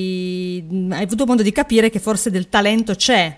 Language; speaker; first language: Italian; native; Italian